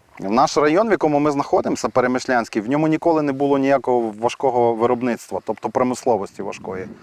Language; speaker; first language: Ukrainian; native; Ukrainian